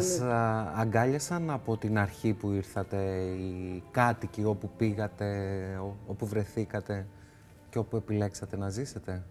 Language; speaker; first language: Greek; native; Greek